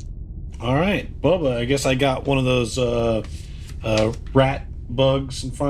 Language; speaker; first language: English; native; English